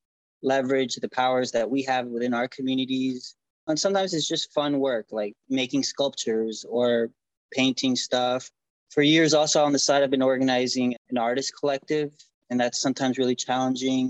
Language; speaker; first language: English; native; English